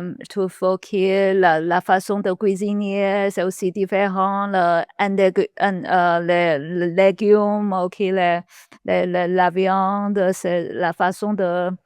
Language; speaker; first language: French; non-native, learner; Chinese